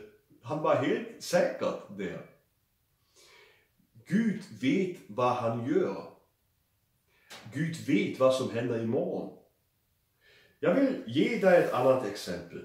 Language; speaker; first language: Swedish; non-native, fluent; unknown